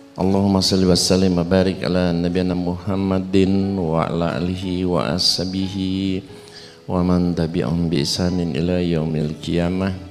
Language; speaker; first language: Indonesian; native; Indonesian